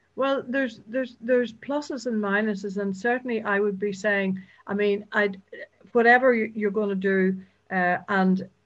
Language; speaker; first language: English; native; English